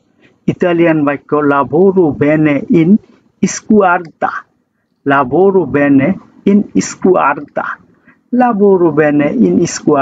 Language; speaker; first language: Italian; non-native, fluent; Bangla